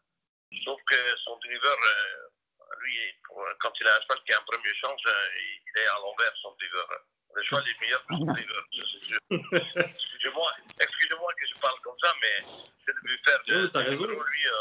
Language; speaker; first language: French; non-native, local second language; Dutch